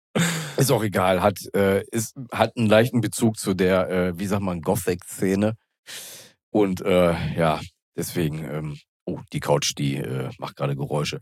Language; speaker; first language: German; native; German